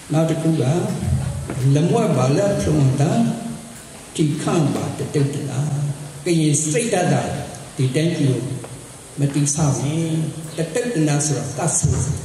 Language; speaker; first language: Burmese; non-native, local second language; S'gaw Karen